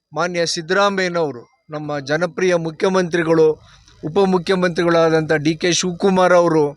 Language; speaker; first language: Kannada; native; Kannada